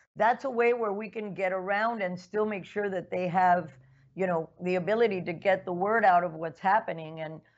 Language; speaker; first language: English; early bilingual, other home language; Spanish